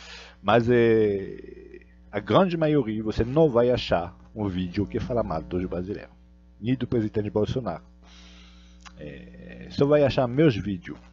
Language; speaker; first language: Portuguese; non-native, fluent; Russian